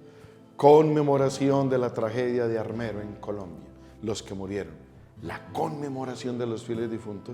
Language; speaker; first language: Spanish; native; Spanish